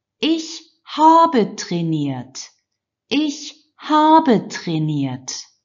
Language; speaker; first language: German; non-native, fluent; Turkish